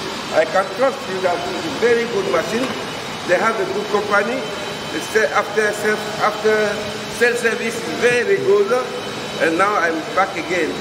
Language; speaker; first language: English; non-native, learner; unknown